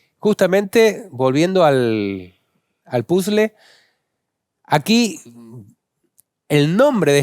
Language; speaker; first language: Spanish; native; Spanish